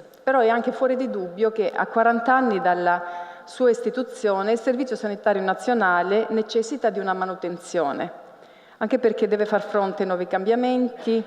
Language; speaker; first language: Italian; native; Italian